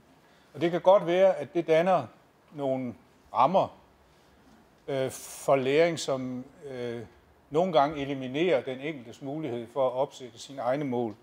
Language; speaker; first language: Danish; native; Danish